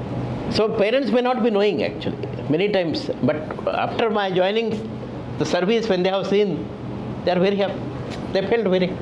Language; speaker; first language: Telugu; non-native, fluent; Marathi